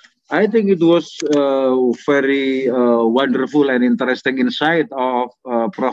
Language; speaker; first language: English; non-native, fluent; Indonesian